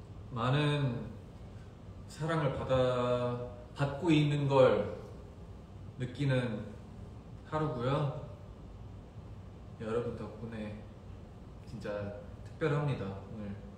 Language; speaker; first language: Korean; early bilingual, heritage; Korean